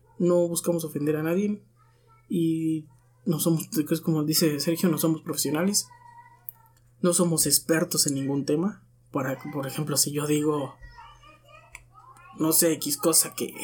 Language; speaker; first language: Spanish; native; Spanish